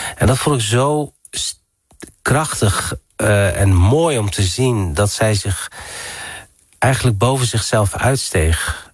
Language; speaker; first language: Dutch; early bilingual, other home language; Riffian